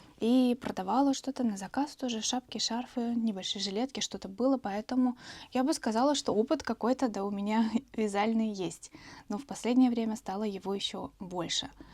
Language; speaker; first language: Russian; native; Russian